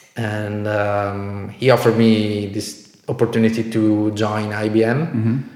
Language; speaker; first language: English; non-native, fluent; Italian